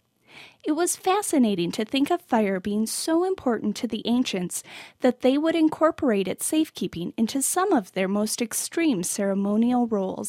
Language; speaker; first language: English; native; English